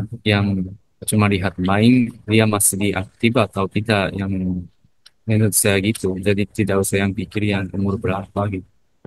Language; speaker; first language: Indonesian; non-native, learner; Japanese